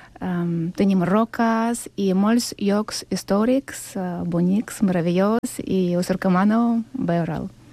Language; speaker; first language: Catalan; non-native, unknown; Russian